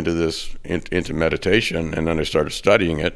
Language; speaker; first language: English; native; English